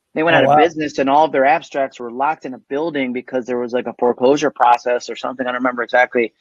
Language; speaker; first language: English; native; English